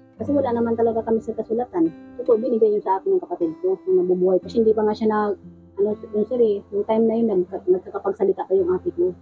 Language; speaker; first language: Filipino; native; Filipino